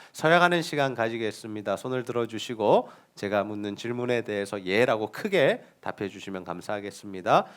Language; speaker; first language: Korean; native; Korean